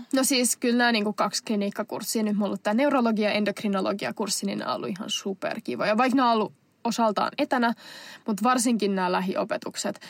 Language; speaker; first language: Finnish; non-native, local second language; Swedish